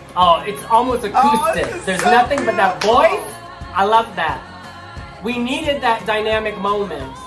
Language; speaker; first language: English; native; English